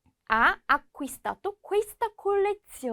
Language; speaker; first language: Italian; non-native, fluent; Korean